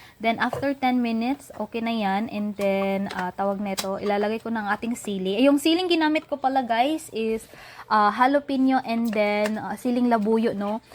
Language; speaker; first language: Filipino; non-native, local second language; Cebuano